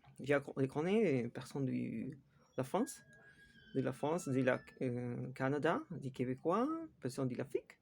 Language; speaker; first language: French; non-native, learner; Spanish